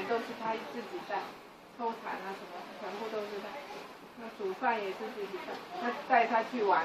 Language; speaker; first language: Chinese; native; Chinese